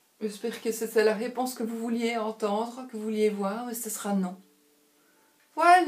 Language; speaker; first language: French; native; French